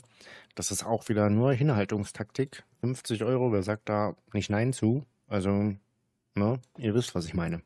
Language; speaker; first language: German; native; German